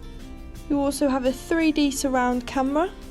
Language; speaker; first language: English; native; English